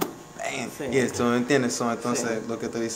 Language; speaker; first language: Spanish; non-native, learner; English